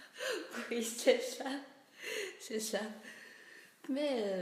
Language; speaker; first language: French; non-native, learner; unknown